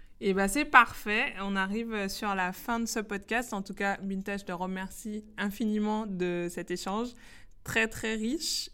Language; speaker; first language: French; native; French